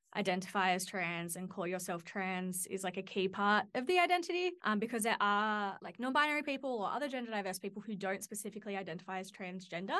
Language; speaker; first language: English; native; English